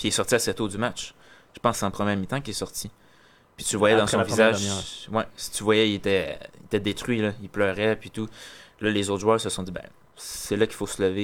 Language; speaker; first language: French; native; French